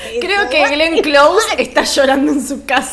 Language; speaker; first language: Spanish; native; Spanish